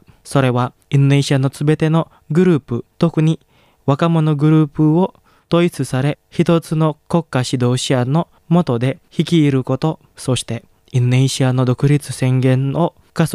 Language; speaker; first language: Japanese; non-native, fluent; Indonesian